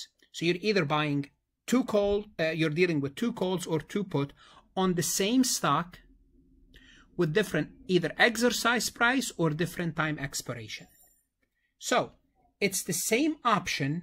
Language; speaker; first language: English; non-native, fluent; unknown